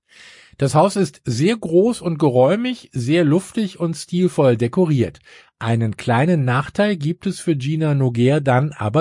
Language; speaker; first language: German; native; German